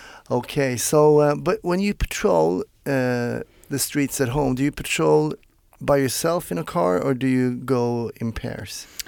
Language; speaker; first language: English; non-native, fluent; Swedish